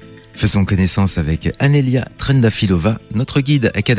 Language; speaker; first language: French; native; French